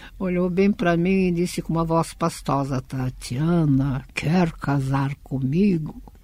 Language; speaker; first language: Portuguese; early bilingual, other home language; Russian